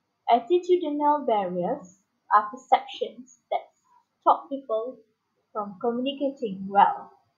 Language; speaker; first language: English; non-native, local second language; Malay